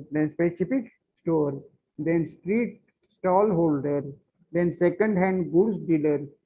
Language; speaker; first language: English; non-native, local second language; Marathi